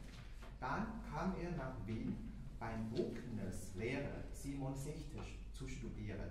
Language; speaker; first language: German; non-native, fluent; Chinese